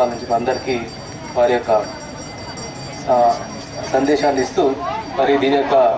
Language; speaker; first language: Telugu; native; Telugu